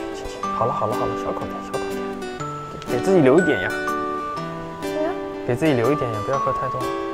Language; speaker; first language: Chinese; native; Chinese